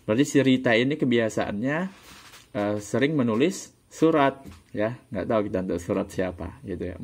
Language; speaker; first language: Indonesian; native; Indonesian